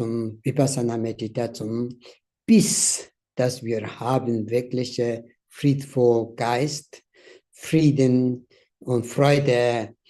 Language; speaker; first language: German; non-native, learner; Tibetan